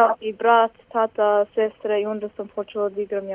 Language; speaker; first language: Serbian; early bilingual, heritage; Croatian